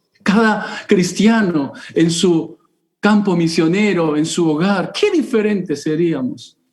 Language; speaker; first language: Spanish; non-native, fluent; Korean